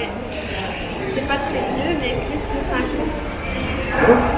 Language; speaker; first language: French; non-native, local second language; Arabic